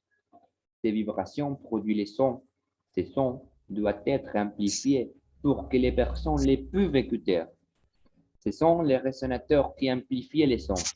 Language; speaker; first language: French; non-native, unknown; Spanish